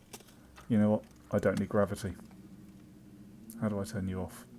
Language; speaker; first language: English; native; English